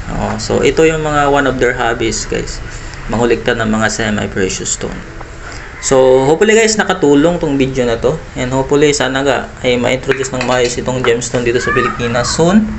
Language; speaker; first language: Filipino; non-native, local second language; Iloko